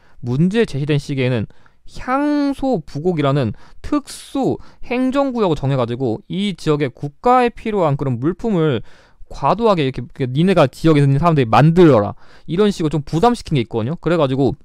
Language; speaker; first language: Korean; native; Korean